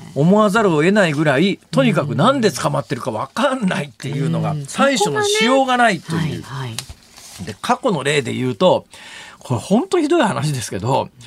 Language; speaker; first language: Japanese; native; Japanese